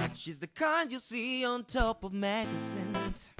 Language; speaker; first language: English; non-native, local second language; Ganda